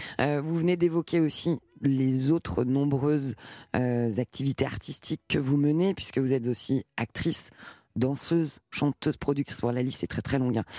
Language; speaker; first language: French; native; French